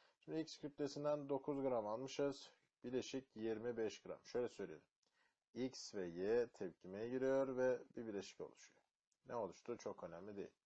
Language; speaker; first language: Turkish; native; Turkish